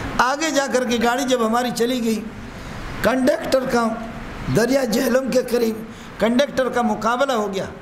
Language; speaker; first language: Urdu; non-native, local second language; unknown